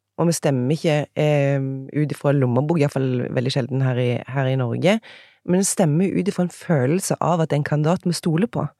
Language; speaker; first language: Norwegian; native; Norwegian